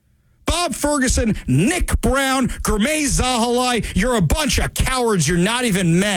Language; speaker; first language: English; native; English